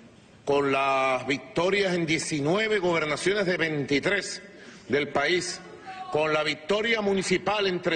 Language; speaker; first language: Spanish; native; Spanish